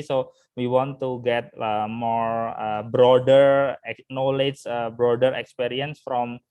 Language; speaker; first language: English; non-native, fluent; Indonesian